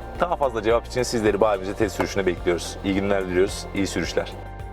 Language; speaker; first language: Turkish; native; Turkish